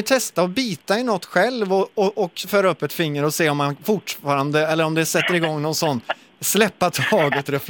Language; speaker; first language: Swedish; native; Swedish